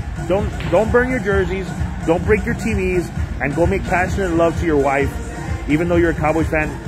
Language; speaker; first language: English; early bilingual, other home language; Spanish